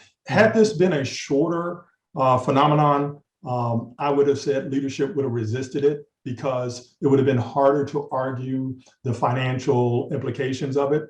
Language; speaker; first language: English; native; English